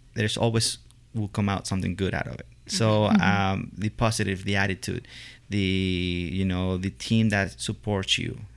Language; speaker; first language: English; non-native, fluent; Spanish